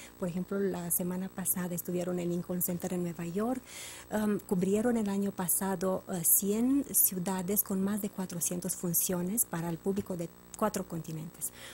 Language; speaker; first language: Spanish; non-native, fluent; Romanian